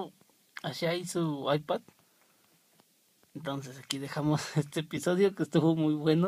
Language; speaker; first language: Spanish; native; Spanish